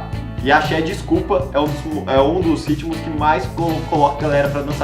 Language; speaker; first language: Portuguese; native; Portuguese